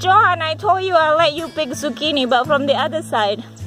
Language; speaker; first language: English; non-native, fluent; Indonesian